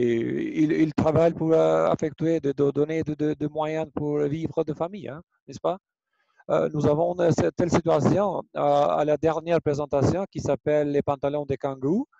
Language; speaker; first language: French; non-native, learner; Albanian